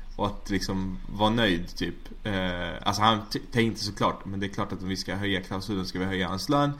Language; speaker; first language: Swedish; early bilingual, other home language; Arabic